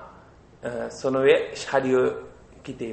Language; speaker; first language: Japanese; non-native, learner; Bangla